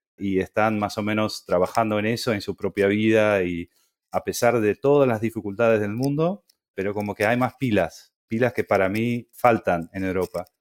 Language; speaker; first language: Spanish; non-native, fluent; Dutch